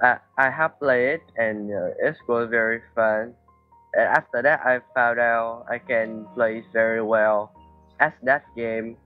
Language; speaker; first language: English; non-native, learner; Vietnamese